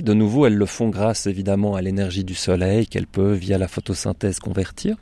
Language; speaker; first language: French; native; French